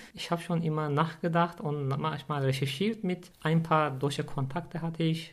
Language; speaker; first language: German; non-native, fluent; Turkish